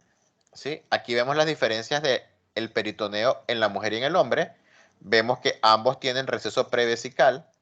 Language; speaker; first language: Spanish; native; Spanish